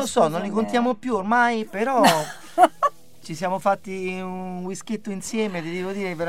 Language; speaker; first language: Italian; native; Italian